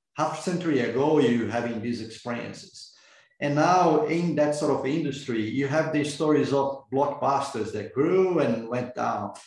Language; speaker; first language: English; non-native, fluent; Portuguese